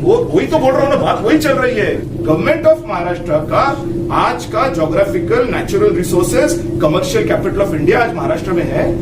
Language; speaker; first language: Hindi; non-native, local second language; Marathi